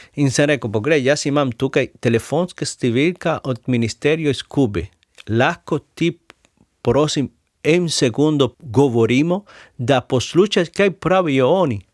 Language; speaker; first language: Slovenian; non-native, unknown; Spanish